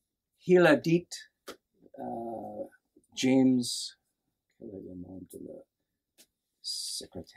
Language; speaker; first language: French; non-native, learner; English